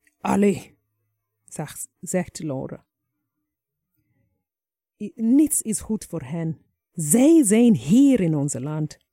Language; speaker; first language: Dutch; non-native, fluent; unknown